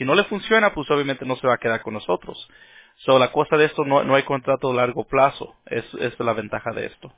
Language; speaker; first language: Spanish; early bilingual, heritage; Spanish